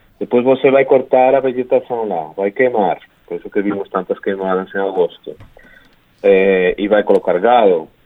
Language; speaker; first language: Portuguese; non-native, fluent; Spanish